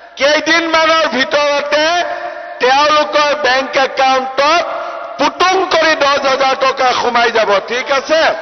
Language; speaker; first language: Assamese; native; Assamese